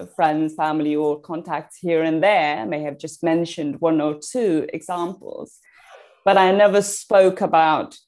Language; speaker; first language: English; non-native, fluent; Persian